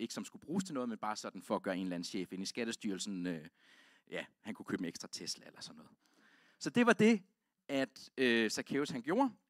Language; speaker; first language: Danish; native; Danish